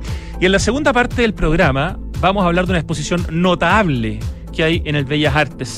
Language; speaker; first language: Spanish; native; Spanish